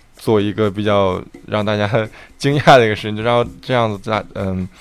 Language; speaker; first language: Chinese; native; Chinese